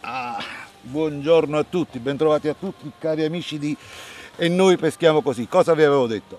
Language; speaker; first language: Italian; native; Italian